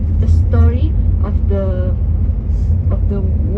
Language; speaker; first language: English; non-native, fluent; Spanish